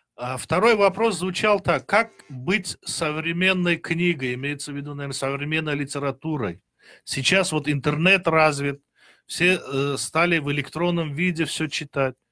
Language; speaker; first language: Russian; non-native, local second language; Uzbek